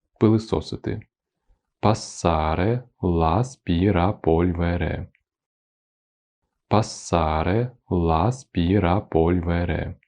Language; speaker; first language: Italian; non-native, fluent; Ukrainian